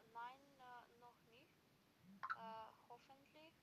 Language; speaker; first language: German; non-native, learner; Macedonian